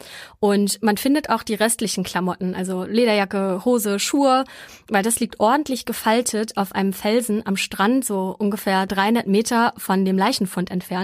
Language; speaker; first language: German; native; German